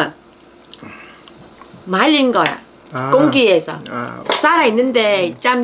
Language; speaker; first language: Korean; non-native, learner; Vietnamese